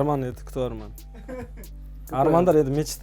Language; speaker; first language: Russian; non-native, local second language; Kazakh